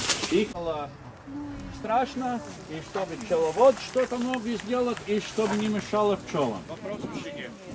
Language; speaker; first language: Russian; non-native, learner; Latvian